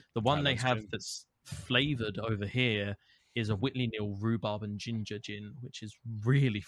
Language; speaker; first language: English; native; English